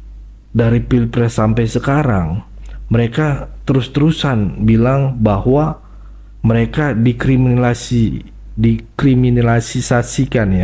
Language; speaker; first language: Indonesian; native; Indonesian